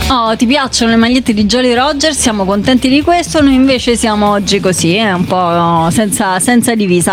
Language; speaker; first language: Italian; native; Italian